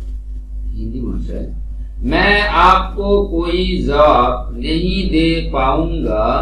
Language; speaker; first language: Hindi; non-native, fluent; Bangla